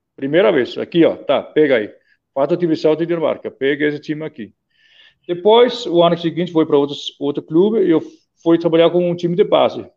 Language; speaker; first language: Portuguese; non-native, fluent; Danish